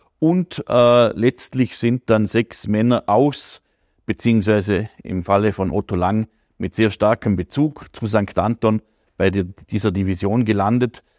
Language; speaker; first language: German; native; German